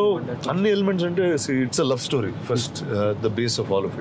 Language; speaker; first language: Telugu; native; Telugu